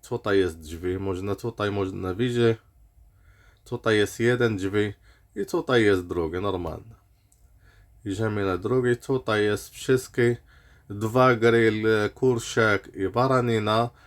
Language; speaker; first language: Polish; non-native, learner; Arabic